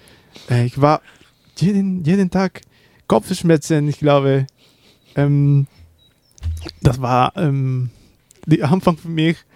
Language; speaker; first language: German; non-native, learner; Spanish